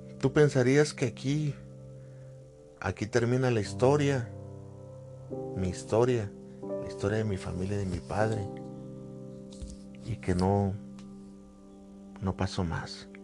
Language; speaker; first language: Spanish; native; Spanish